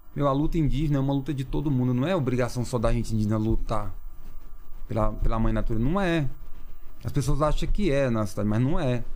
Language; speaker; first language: Portuguese; non-native, local second language; Kayapó